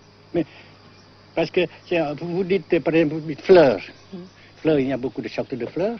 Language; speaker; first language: French; non-native, local second language; Vietnamese